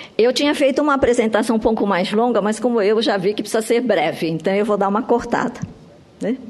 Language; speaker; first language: Portuguese; early bilingual, other home language; Japanese